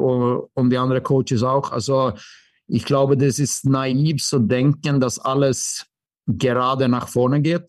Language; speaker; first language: German; non-native, fluent; Swedish